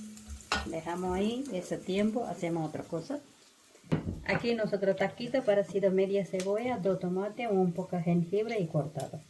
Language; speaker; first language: Spanish; non-native, learner; Malayalam